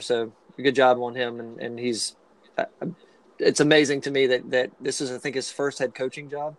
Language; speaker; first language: English; native; English